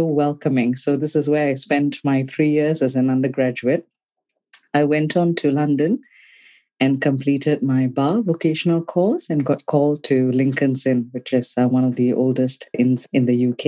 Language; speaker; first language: English; non-native, local second language; Tamil